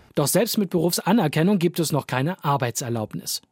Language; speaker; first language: German; native; German